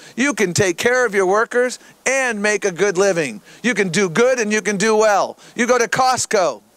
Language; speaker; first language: English; native; English